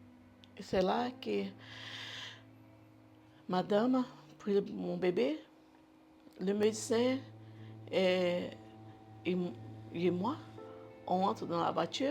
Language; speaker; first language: French; non-native, learner; Portuguese